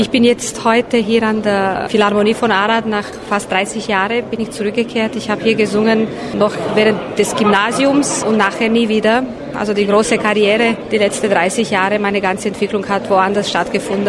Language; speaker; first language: German; non-native, fluent; Romanian